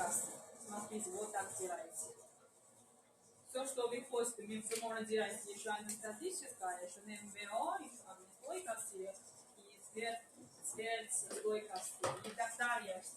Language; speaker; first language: Russian; non-native, learner; Chinese